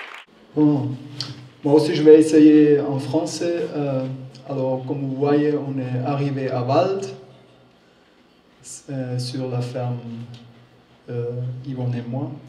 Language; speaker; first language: French; non-native, learner; German